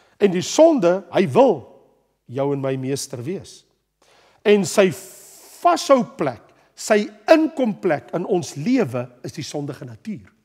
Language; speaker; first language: Afrikaans; native; Afrikaans